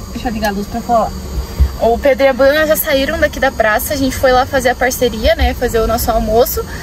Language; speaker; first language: Portuguese; native; Portuguese